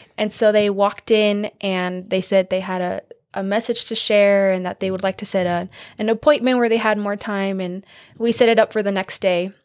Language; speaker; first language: English; native; English